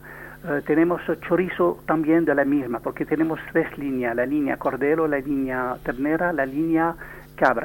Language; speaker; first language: Spanish; non-native, learner; French